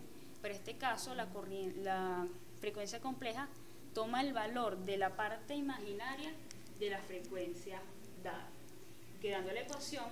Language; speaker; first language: Spanish; native; Spanish